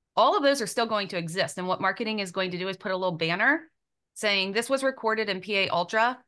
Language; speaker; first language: English; native; English